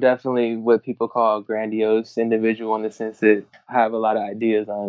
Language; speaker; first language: English; native; English